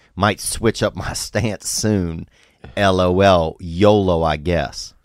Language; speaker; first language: English; native; English